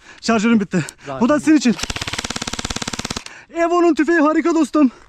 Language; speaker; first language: Turkish; native; Turkish